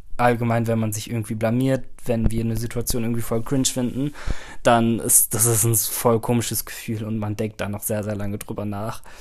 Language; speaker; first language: German; early bilingual, other home language; Turkish